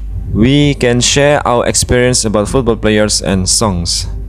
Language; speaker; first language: English; non-native, fluent; Indonesian